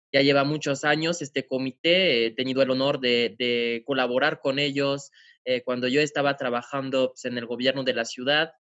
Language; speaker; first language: Spanish; non-native, fluent; French